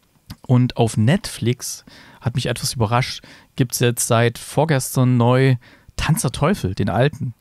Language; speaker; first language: German; native; German